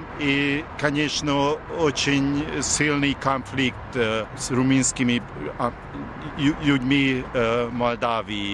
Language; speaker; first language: Russian; non-native, learner; Hungarian